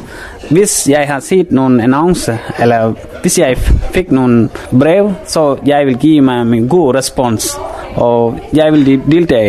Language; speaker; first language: Danish; non-native, fluent; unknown